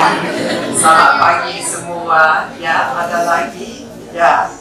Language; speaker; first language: Indonesian; non-native, fluent; English